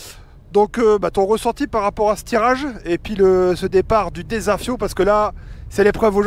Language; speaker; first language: French; native; French